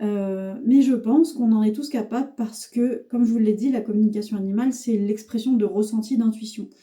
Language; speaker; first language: French; native; French